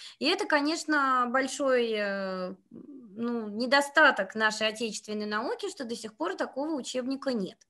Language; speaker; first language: Russian; native; Russian